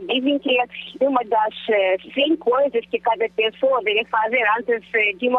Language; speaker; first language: Portuguese; non-native, fluent; Russian